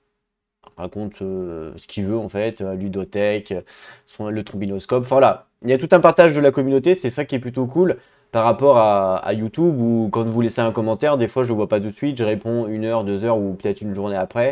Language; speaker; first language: French; native; French